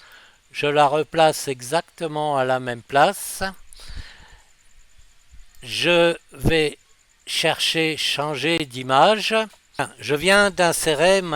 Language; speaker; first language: French; native; French